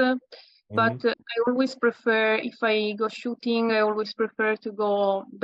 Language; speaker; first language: English; non-native, fluent; Italian